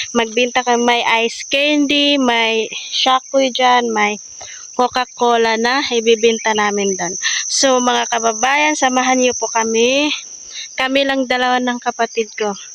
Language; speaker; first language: Filipino; non-native, local second language; Cebuano